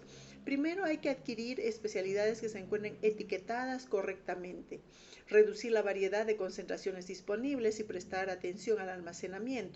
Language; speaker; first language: Spanish; native; Spanish